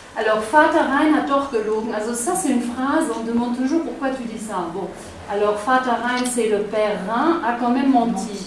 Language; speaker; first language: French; non-native, fluent; German